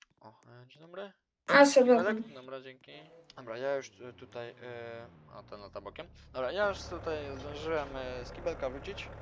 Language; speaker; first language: Polish; native; Polish